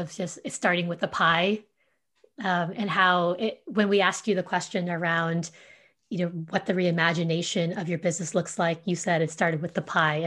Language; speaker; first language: English; early bilingual, other home language; Vietnamese